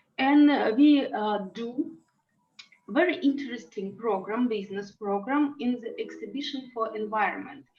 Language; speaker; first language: English; non-native, learner; Russian